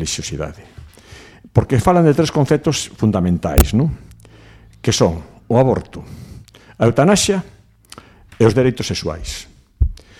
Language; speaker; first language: Galician; native; Galician